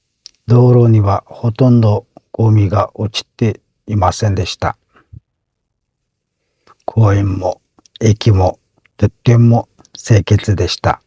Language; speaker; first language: Japanese; non-native, fluent; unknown